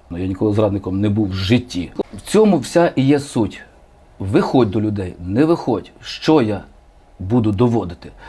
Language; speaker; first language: Ukrainian; native; Ukrainian